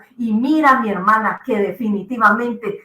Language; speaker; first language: Spanish; native; Spanish